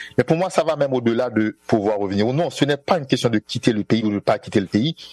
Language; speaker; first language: French; non-native, local second language; Haitian Creole